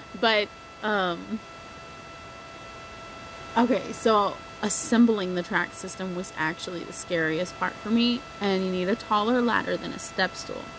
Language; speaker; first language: English; native; English